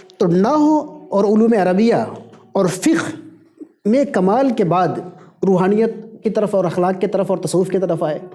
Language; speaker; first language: Urdu; native; Urdu